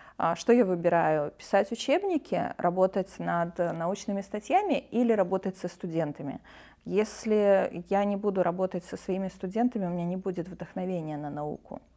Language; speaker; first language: Russian; native; Russian